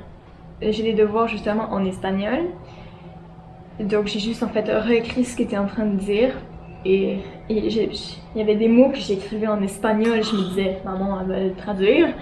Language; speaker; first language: French; native; French